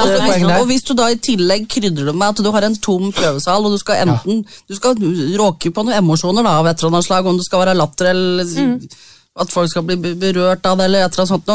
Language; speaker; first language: Norwegian; native; Norwegian